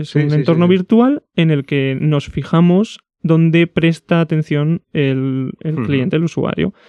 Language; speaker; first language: Spanish; native; Spanish